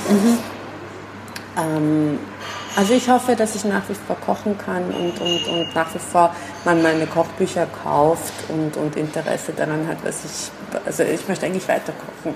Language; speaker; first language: German; early bilingual, other home language; Persian